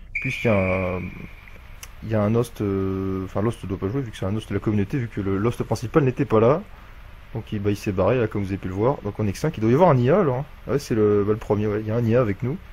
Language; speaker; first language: French; native; French